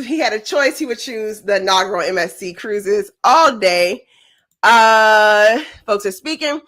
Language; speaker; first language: English; native; English